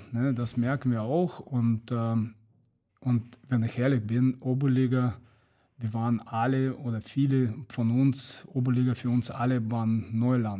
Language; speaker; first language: German; non-native, fluent; Russian